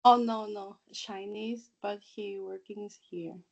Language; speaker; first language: English; non-native, learner; Thai